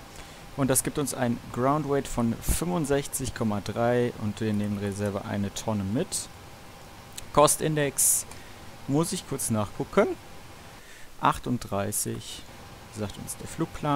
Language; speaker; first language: German; native; German